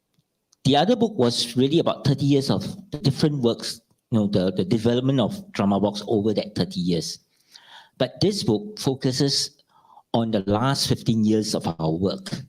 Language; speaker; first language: English; non-native, local second language; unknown